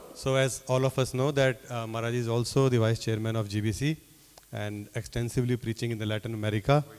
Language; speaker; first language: English; non-native, local second language; Hindi